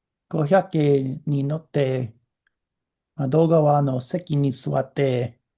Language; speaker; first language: Japanese; non-native, learner; English